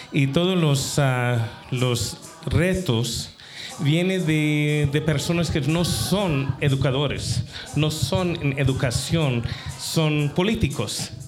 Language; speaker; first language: Spanish; non-native, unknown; English